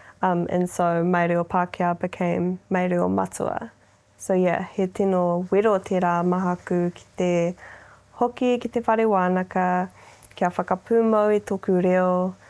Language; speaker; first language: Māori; non-native, local second language; English